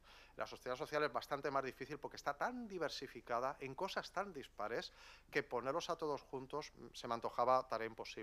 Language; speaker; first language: Spanish; native; Spanish